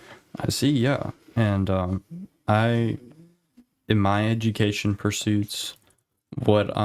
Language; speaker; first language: English; native; English